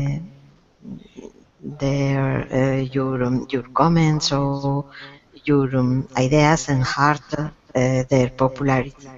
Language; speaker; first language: English; non-native, learner; Spanish